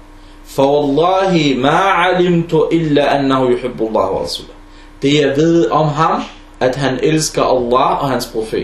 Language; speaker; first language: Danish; non-native, fluent; Arabic